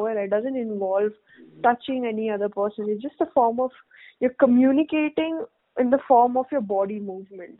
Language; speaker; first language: English; non-native, local second language; Hindi